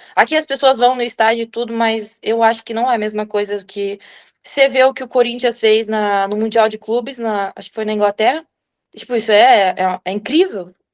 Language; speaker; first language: Portuguese; native; Portuguese